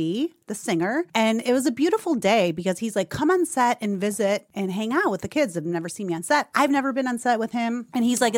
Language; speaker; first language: English; native; English